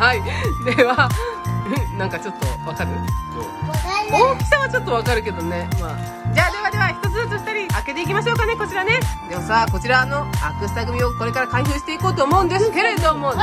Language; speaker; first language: Japanese; native; Japanese